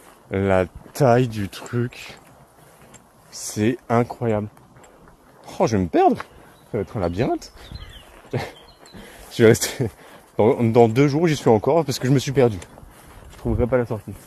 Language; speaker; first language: French; native; French